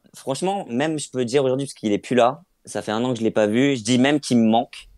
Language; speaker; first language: French; native; French